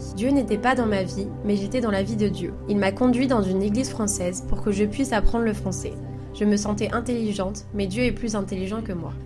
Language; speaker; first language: French; non-native, fluent; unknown